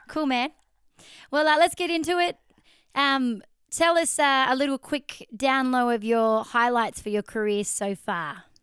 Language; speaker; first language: English; native; English